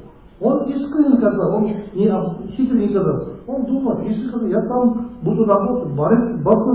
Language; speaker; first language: Russian; non-native, learner; Tibetan